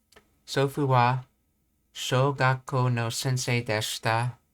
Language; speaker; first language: Japanese; non-native, learner; English